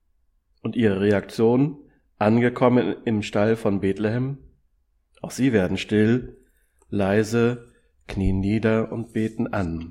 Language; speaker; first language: German; native; German